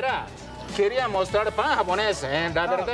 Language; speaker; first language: Spanish; non-native, fluent; Japanese